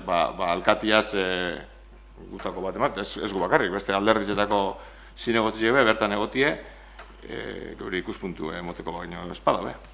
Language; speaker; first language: Basque; native; Basque